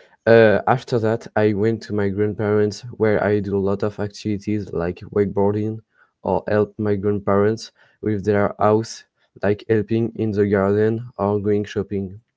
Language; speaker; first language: English; non-native, learner; French